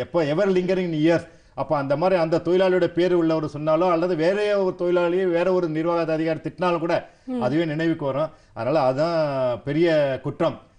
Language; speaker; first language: Tamil; non-native, local second language; Telugu